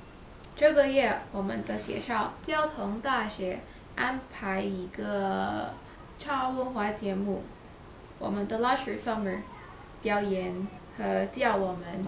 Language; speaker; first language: Chinese; non-native, learner; Filipino